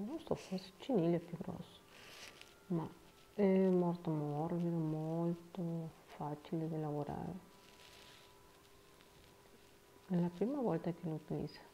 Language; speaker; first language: Italian; non-native, learner; Spanish